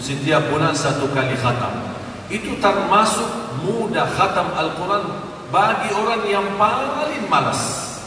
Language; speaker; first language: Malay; non-native, fluent; Arabic